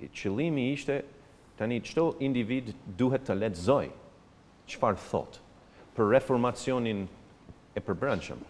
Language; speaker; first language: Albanian; non-native, fluent; English